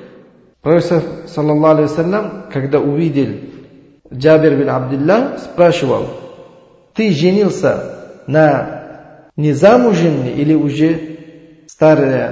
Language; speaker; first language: Russian; non-native, learner; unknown